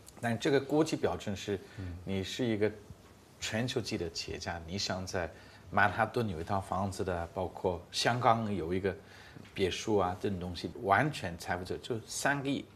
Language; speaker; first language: Chinese; non-native, fluent; English